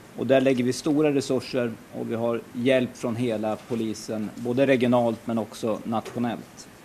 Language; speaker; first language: Swedish; native; Swedish